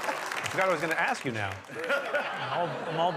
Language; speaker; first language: English; native; English